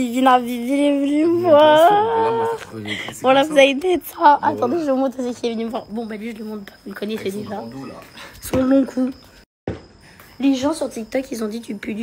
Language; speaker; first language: French; native; French